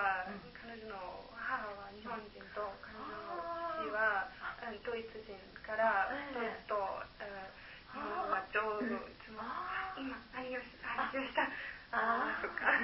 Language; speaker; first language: Japanese; non-native, learner; German